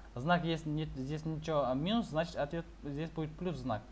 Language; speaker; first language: Russian; non-native, local second language; Kazakh